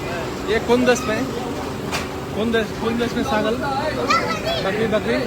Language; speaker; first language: Hindi; non-native, learner; Bangla